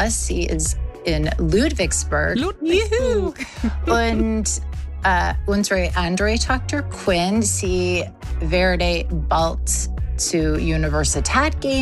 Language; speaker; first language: German; non-native, learner; English